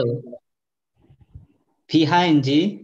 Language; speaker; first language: German; non-native, learner; Bangla